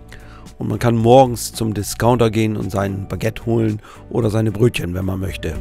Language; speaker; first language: German; native; German